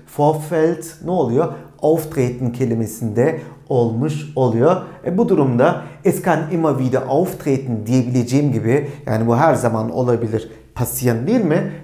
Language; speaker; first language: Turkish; native; Turkish